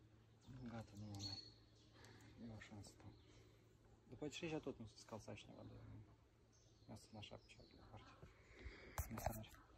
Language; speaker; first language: Romanian; native; Romanian